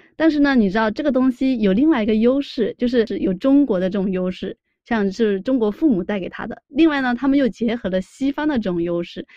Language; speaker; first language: Chinese; native; Chinese